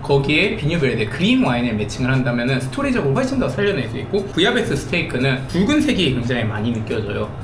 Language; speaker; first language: Korean; native; Korean